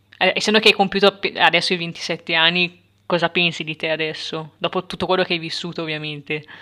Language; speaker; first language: Italian; native; Italian